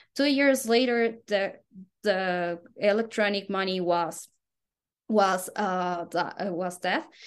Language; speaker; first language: English; non-native, fluent; Spanish